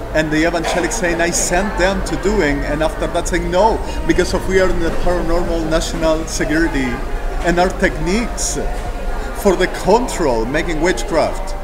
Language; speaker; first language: English; non-native, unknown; Spanish